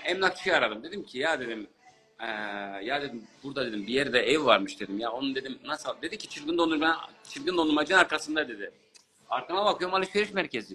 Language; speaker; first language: Turkish; native; Turkish